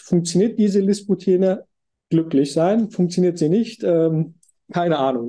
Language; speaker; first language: German; native; German